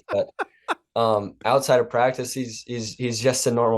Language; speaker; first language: English; native; English